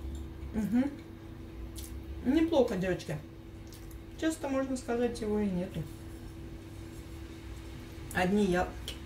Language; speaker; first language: Russian; native; Russian